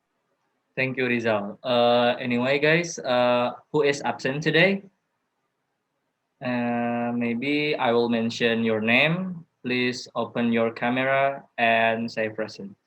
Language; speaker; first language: English; non-native, learner; Indonesian